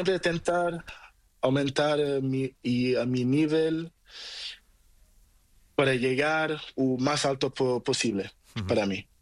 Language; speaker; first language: Spanish; non-native, learner; Portuguese